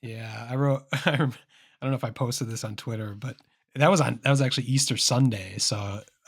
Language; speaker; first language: English; native; English